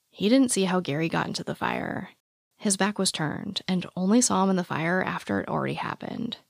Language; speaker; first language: English; native; English